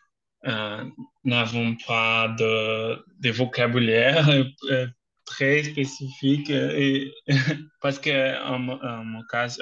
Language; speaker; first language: French; non-native, learner; Portuguese